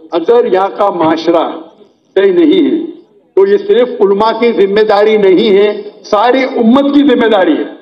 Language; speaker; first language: Urdu; non-native, local second language; Konkani